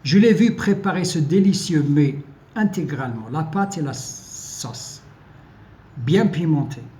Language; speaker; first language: French; non-native, local second language; Arabic